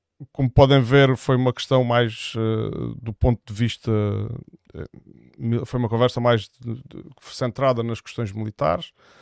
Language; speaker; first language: Portuguese; native; Portuguese